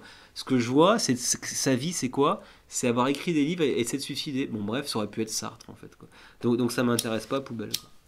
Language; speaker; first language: French; native; French